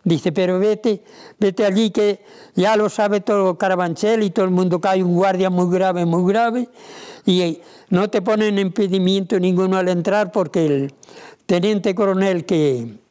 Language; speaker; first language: Spanish; non-native, local second language; Galician